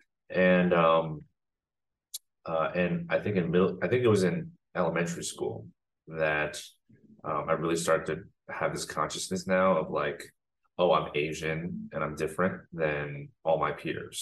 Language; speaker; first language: English; native; English